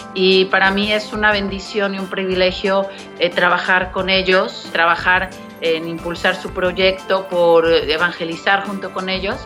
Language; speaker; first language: Spanish; native; Spanish